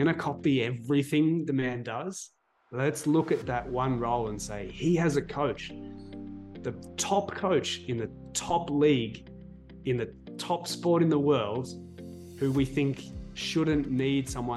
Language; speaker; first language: English; native; English